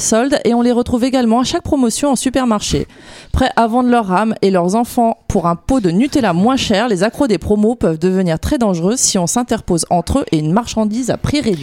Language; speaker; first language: French; native; French